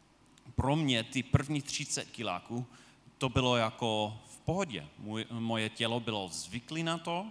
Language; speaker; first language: Czech; non-native, fluent; English